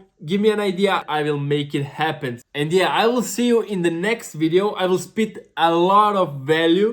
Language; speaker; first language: English; non-native, fluent; Serbian